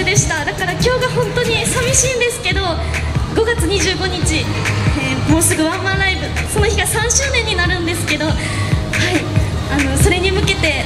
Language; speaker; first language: Japanese; native; Japanese